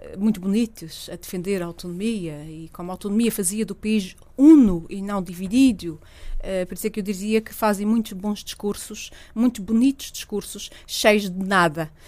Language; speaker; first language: Portuguese; native; Portuguese